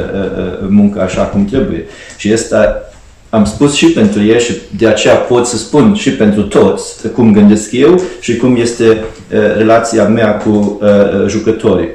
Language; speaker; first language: Romanian; non-native, fluent; Hungarian